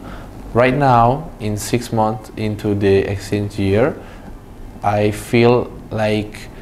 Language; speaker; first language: English; non-native, fluent; Italian